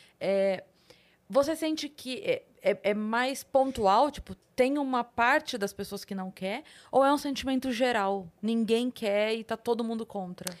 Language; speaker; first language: Portuguese; native; Portuguese